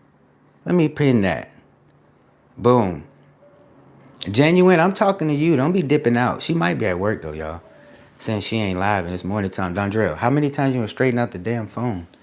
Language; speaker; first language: English; native; English